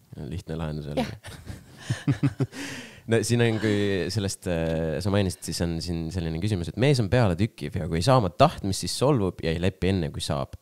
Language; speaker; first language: Estonian; non-native, local second language; Russian